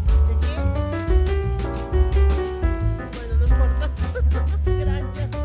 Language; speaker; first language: Spanish; non-native, fluent; Russian